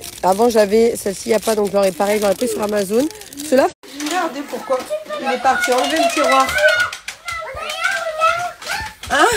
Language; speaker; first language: French; native; French